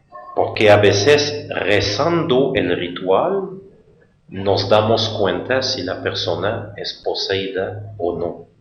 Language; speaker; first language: Spanish; non-native, fluent; French